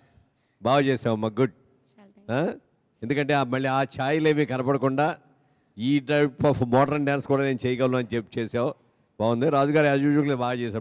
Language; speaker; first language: Telugu; native; Telugu